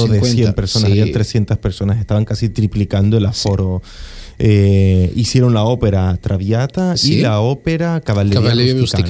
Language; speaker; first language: Spanish; native; Spanish